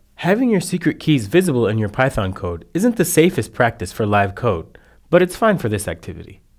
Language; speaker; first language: English; native; English